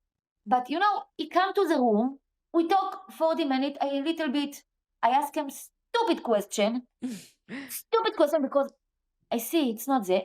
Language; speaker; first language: English; non-native, learner; Hebrew